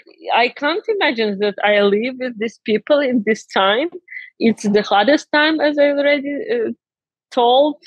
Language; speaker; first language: English; non-native, learner; Ukrainian